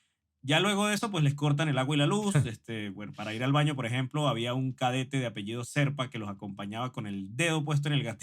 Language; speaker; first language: Spanish; native; Spanish